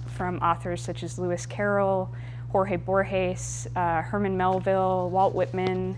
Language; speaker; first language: English; native; English